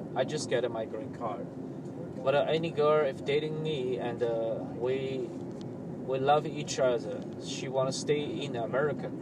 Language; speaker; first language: English; non-native, learner; Chinese